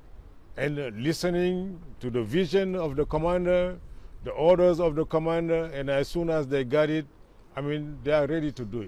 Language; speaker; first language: English; non-native, fluent; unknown